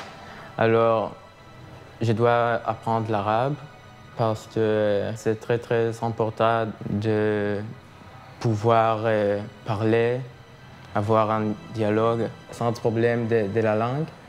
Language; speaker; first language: French; non-native, learner; Hebrew